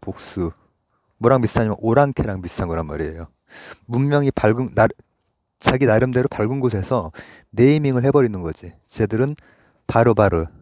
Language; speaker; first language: Korean; native; Korean